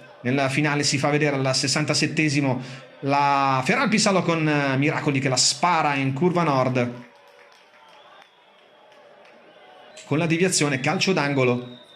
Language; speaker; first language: Italian; native; Italian